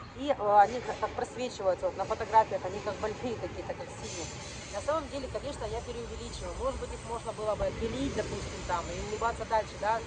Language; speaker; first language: Russian; native; Russian